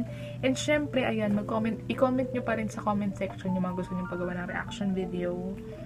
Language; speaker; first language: Filipino; native; Filipino